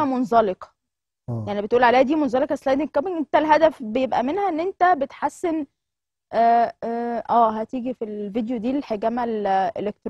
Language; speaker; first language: Arabic; native; Arabic